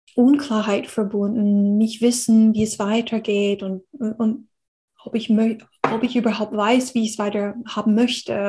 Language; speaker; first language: German; non-native, fluent; English